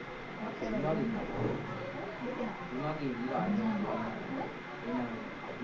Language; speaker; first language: Korean; native; Korean